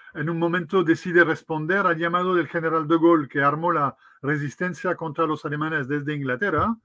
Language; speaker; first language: Spanish; non-native, fluent; French